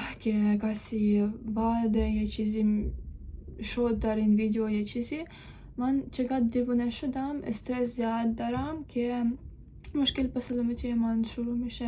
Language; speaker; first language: Persian; non-native, learner; Ukrainian